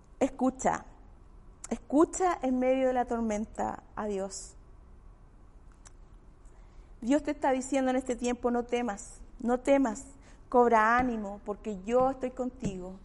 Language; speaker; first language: Spanish; native; Spanish